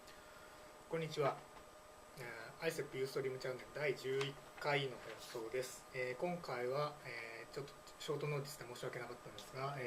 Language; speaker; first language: Japanese; native; Japanese